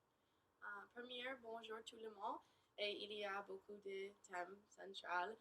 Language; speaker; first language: French; non-native, learner; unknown